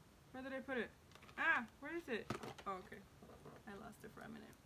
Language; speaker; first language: English; early bilingual, other home language; Spanish